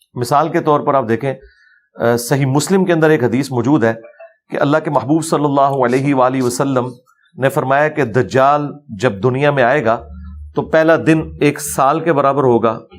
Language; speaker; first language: Urdu; native; Urdu